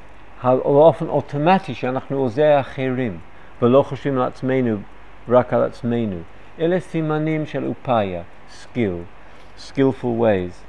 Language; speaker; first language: Hebrew; non-native, fluent; English